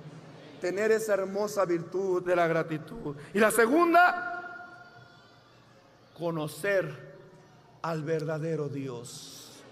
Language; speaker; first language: Spanish; native; Spanish